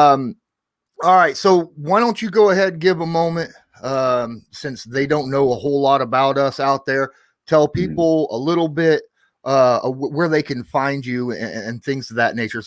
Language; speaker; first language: English; native; English